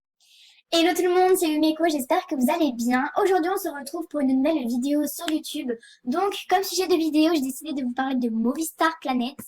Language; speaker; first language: French; native; French